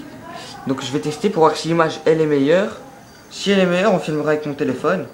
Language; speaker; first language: French; native; French